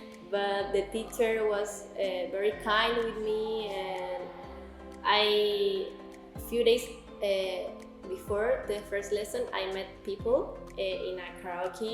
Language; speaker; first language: English; non-native, learner; Spanish